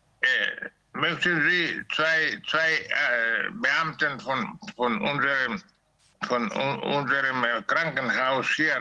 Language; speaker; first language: German; non-native, learner; Greek